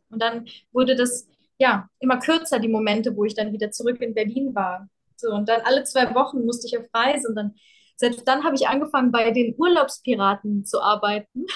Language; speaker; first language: German; early bilingual, other home language; Russian